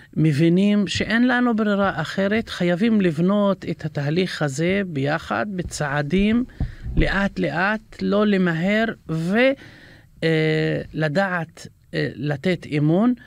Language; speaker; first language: Hebrew; non-native, local second language; Arabic